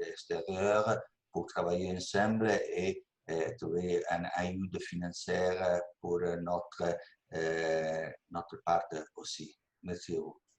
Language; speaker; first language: French; non-native, learner; Italian